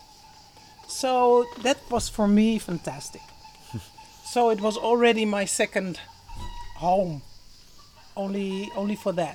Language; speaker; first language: English; non-native, fluent; Dutch